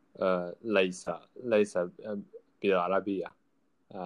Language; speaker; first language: Arabic; non-native, learner; Japanese